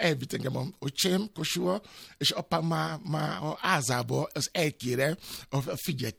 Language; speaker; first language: Hungarian; non-native, learner; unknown